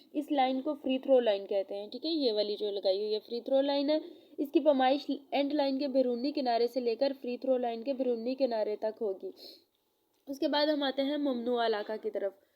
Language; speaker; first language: Urdu; non-native, local second language; Punjabi